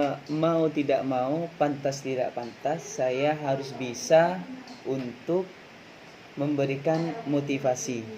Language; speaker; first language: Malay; non-native, local second language; Madurese